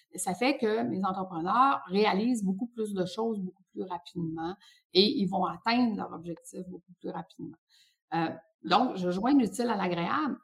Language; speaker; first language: French; native; French